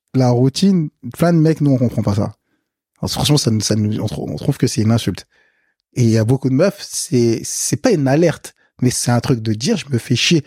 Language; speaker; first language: French; early bilingual, other home language; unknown